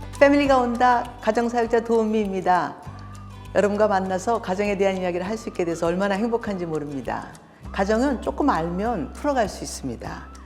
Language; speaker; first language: Korean; early bilingual, heritage; Korean